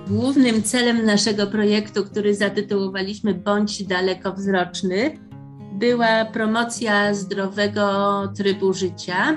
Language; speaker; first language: Polish; native; Polish